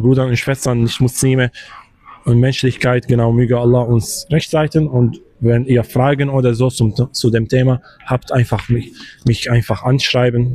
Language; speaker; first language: German; non-native, learner; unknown